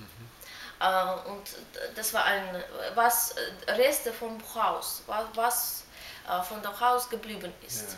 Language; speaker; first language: German; non-native, learner; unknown